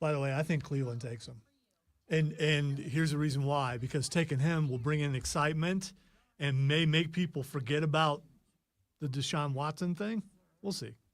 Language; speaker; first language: English; native; English